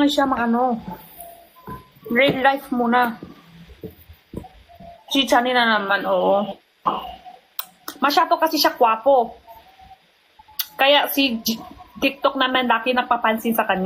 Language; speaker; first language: Filipino; non-native, learner; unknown